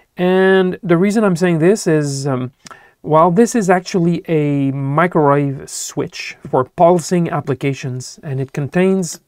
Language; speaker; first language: English; non-native, local second language; French